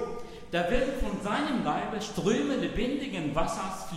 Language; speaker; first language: German; non-native, fluent; Arabic